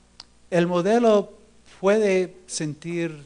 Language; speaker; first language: Spanish; non-native, fluent; English